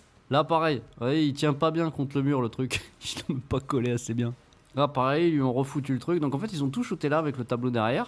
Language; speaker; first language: French; native; French